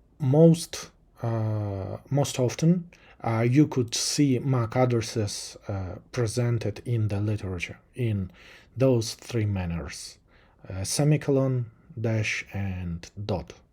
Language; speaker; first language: English; non-native, fluent; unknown